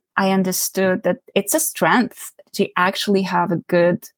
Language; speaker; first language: English; non-native, fluent; Ukrainian